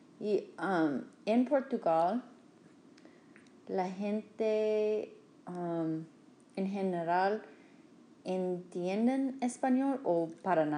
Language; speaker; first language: Spanish; non-native, fluent; English